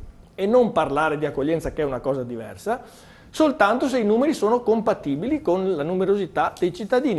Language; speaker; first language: Italian; native; Italian